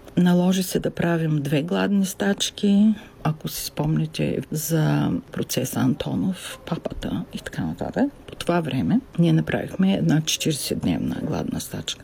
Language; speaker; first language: Bulgarian; native; Bulgarian